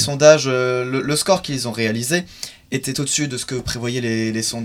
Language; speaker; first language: French; native; French